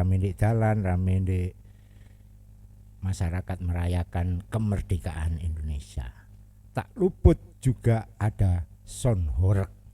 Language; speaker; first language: Indonesian; non-native, local second language; Javanese